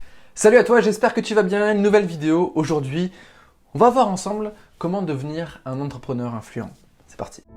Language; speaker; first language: French; native; French